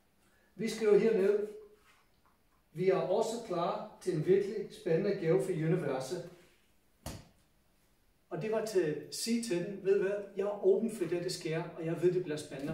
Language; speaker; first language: Danish; non-native, fluent; English